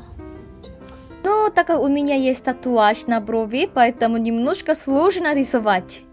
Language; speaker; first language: Russian; non-native, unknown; Korean